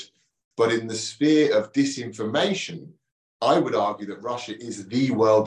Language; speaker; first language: English; native; English